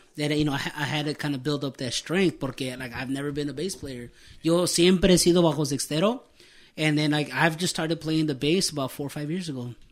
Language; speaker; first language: English; native; English